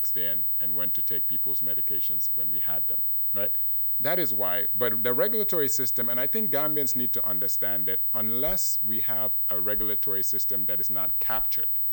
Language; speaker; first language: English; non-native, local second language; Wolof